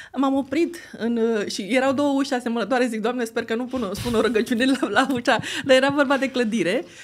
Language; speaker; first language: Romanian; native; Romanian